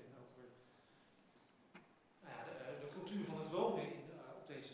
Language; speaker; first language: Dutch; native; Dutch